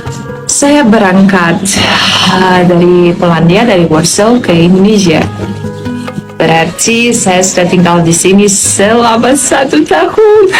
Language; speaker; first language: Indonesian; non-native, fluent; Polish